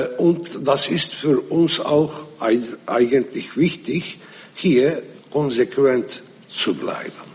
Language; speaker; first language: German; non-native, fluent; Arabic